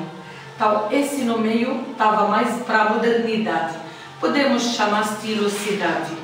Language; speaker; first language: Portuguese; non-native, learner; Arabic